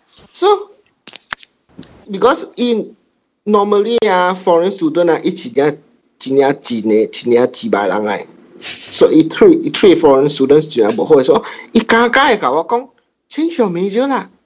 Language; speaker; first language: English; non-native, local second language; Min Nan Chinese